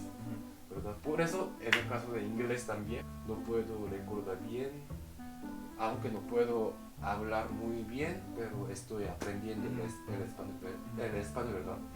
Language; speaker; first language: Spanish; non-native, fluent; Korean